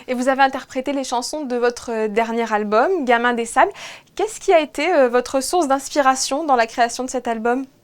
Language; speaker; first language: French; native; French